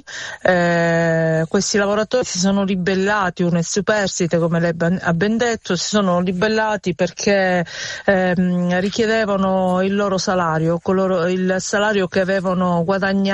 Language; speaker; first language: Italian; native; Italian